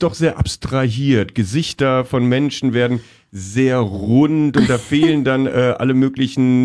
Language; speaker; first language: German; native; German